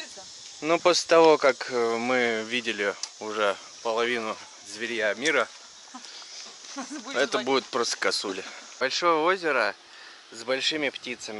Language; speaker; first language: Russian; native; Russian